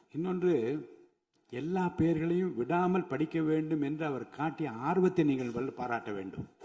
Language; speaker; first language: Tamil; native; Tamil